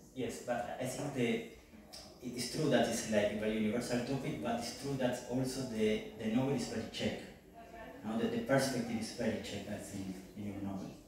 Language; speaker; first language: English; non-native, learner; Spanish